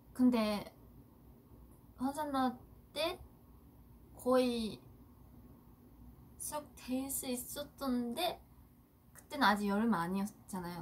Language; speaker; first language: Korean; non-native, fluent; Japanese